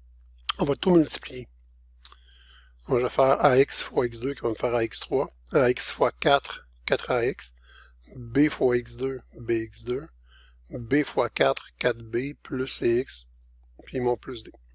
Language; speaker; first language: French; native; French